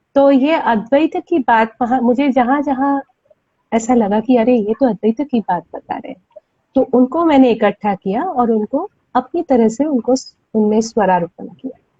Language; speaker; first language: Hindi; non-native, local second language; Bangla